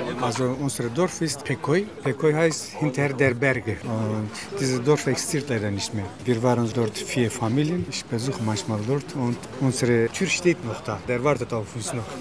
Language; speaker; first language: German; non-native, learner; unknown